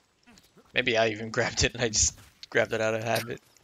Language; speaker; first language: English; native; English